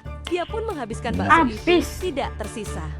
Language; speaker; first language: Indonesian; native; Indonesian